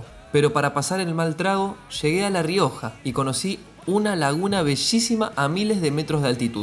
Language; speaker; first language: Spanish; native; Spanish